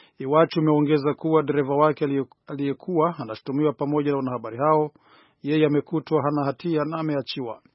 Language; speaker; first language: Swahili; non-native, local second language; Rundi